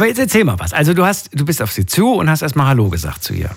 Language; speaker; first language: German; native; German